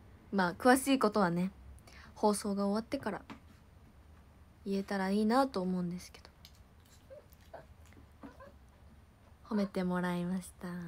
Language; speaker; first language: Japanese; native; Japanese